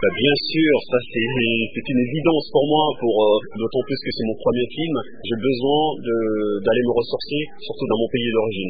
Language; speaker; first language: French; early bilingual, other home language; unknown